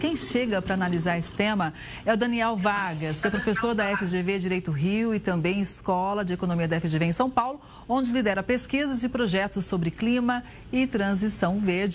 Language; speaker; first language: Portuguese; native; Portuguese